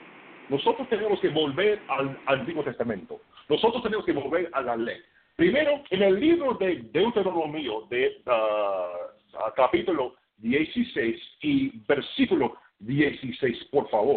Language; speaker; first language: Spanish; non-native, fluent; English